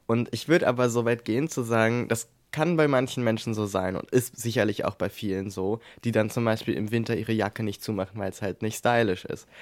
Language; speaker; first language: German; native; German